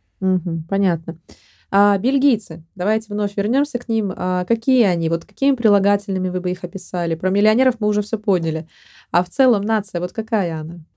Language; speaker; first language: Russian; native; Russian